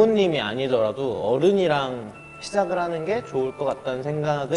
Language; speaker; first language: Korean; native; Korean